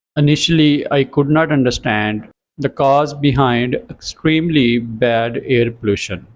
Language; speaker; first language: English; non-native, local second language; Urdu